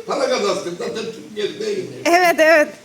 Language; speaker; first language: Turkish; non-native, learner; Gujarati